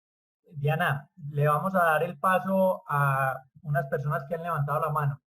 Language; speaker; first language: Spanish; native; Spanish